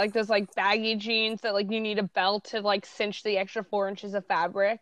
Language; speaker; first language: English; native; English